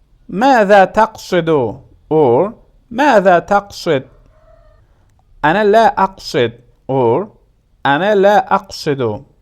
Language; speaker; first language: Arabic; non-native, fluent; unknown